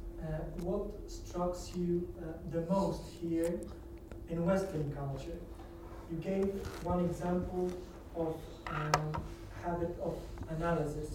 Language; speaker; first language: English; non-native, fluent; Polish